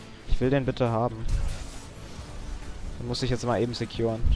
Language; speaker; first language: German; native; German